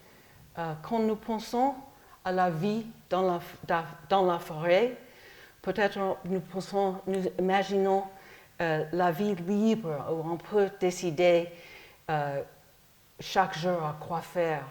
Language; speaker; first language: French; non-native, fluent; English